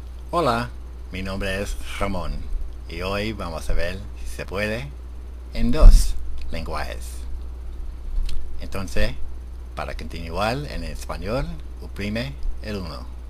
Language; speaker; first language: Spanish; early bilingual, heritage; Spanish